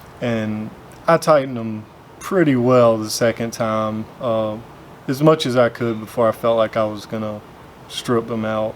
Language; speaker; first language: English; native; English